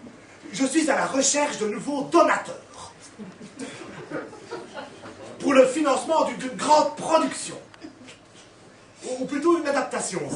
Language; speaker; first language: French; native; French